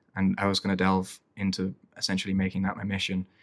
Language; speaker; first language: English; native; English